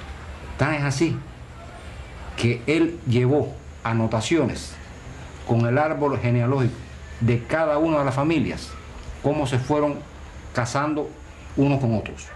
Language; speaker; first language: Spanish; native; Spanish